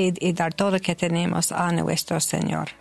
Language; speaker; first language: Spanish; non-native, learner; English